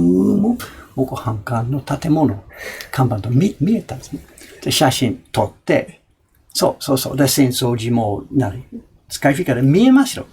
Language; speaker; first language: Japanese; non-native, fluent; English